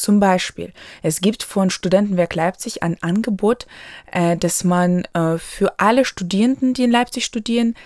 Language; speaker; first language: German; non-native, local second language; Ukrainian